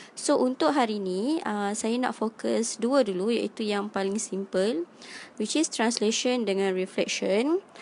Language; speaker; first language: Malay; native; Malay